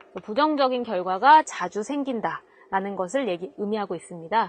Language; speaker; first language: Korean; native; Korean